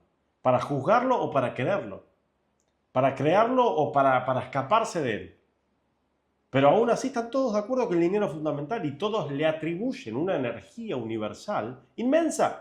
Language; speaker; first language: Spanish; native; Spanish